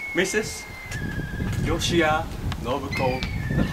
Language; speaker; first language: English; non-native, learner; Japanese